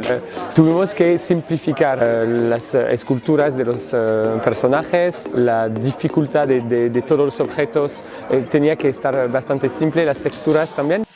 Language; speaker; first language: Spanish; non-native, fluent; French